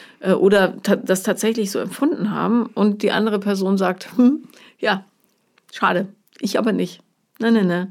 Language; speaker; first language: German; native; German